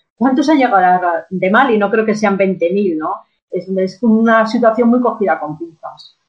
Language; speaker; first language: Spanish; native; Spanish